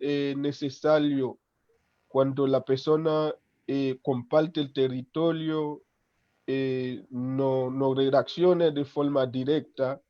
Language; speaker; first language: Spanish; non-native, local second language; Haitian Creole